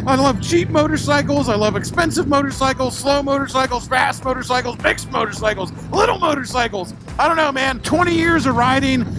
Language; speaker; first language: English; native; English